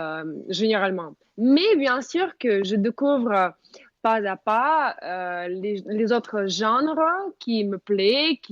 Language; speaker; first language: French; non-native, fluent; Russian